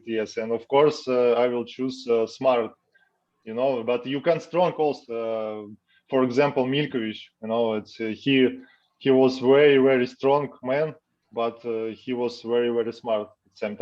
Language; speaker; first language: English; non-native, learner; Russian